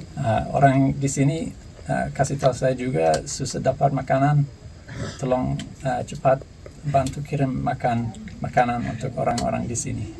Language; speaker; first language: Indonesian; non-native, learner; English